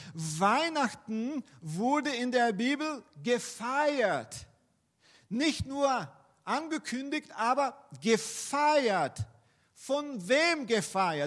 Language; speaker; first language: German; non-native, fluent; Portuguese